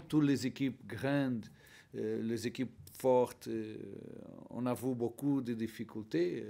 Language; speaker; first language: French; non-native, learner; Portuguese